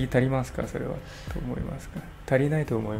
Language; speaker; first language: Japanese; non-native, learner; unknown